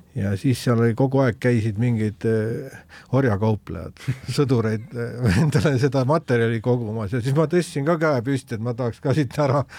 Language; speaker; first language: Estonian; native; Estonian